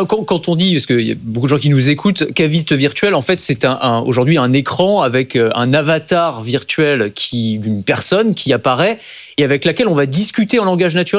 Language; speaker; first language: French; native; French